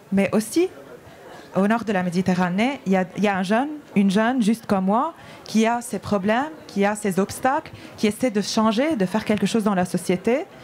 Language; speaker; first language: French; non-native, local second language; Arabic